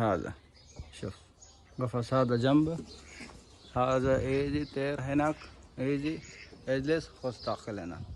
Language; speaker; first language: Arabic; non-native, learner; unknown